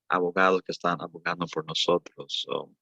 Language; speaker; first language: Spanish; early bilingual, heritage; Spanish